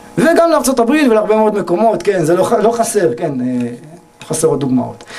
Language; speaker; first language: Hebrew; native; Hebrew